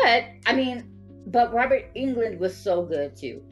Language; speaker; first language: English; native; English